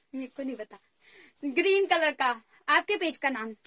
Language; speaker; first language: Hindi; native; Hindi